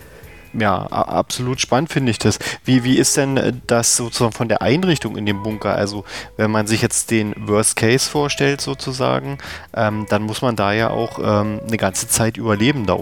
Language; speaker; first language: German; native; German